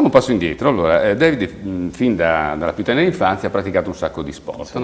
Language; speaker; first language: Italian; native; Italian